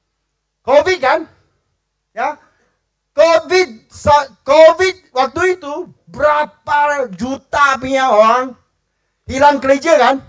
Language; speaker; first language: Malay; non-native, local second language; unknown